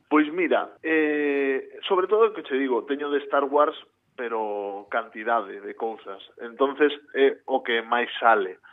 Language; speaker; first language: Galician; native; Galician